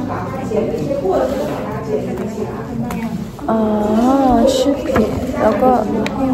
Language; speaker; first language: Chinese; non-native, learner; Thai